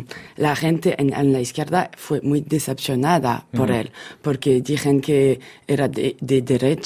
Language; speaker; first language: Spanish; non-native, fluent; French